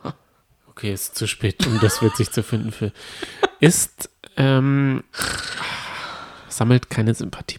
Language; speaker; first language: German; native; German